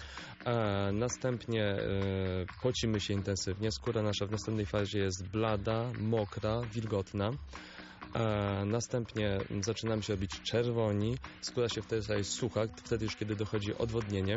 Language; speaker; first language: Polish; native; Polish